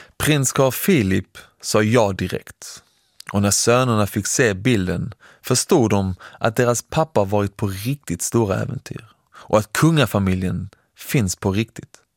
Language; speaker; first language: Swedish; early bilingual, other home language; Persian